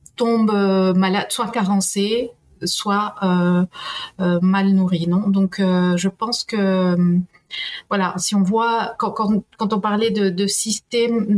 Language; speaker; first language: French; non-native, fluent; Spanish